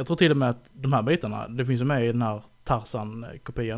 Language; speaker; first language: Swedish; native; Swedish